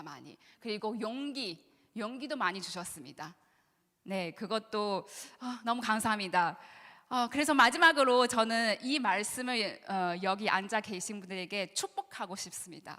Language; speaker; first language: Korean; non-native, learner; Chinese